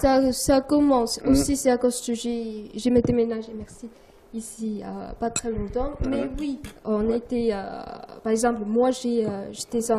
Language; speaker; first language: French; non-native, learner; Chinese